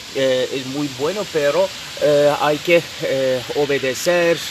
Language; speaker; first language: Spanish; non-native, fluent; Turkish